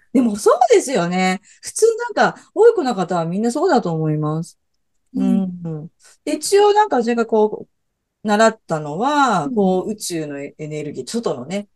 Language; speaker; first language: Japanese; native; Japanese